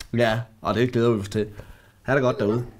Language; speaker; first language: Danish; native; Danish